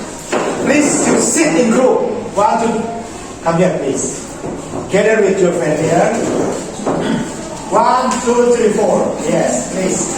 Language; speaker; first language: English; non-native, learner; Indonesian